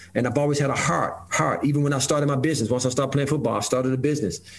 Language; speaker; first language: English; native; English